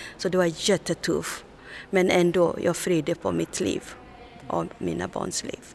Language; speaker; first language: Swedish; non-native, learner; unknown